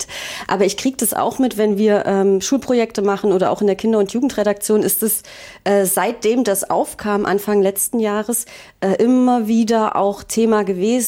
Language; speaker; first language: German; native; German